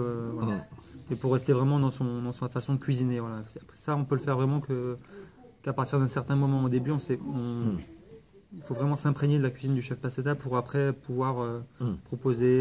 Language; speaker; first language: French; native; French